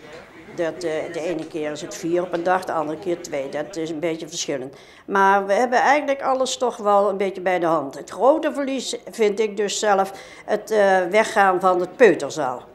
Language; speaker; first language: Dutch; native; Dutch